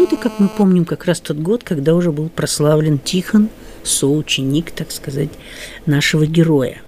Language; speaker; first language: Russian; native; Russian